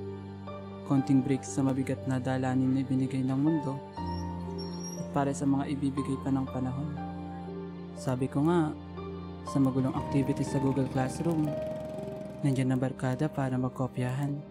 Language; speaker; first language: Filipino; native; Filipino